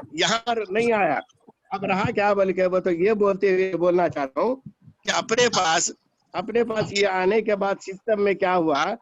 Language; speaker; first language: Hindi; non-native, local second language; Telugu